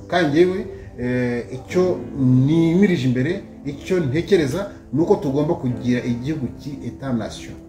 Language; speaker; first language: Kinyarwanda; native; Kinyarwanda